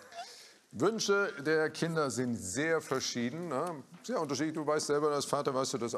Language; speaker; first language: German; native; German